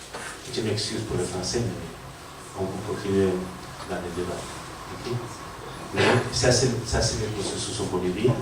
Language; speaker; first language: French; non-native, learner; Spanish